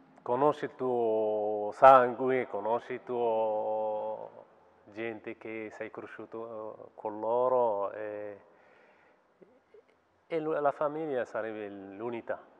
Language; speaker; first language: Italian; non-native, fluent; Arabic